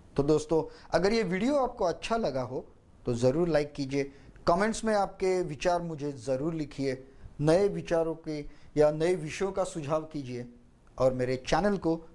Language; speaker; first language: Hindi; native; Hindi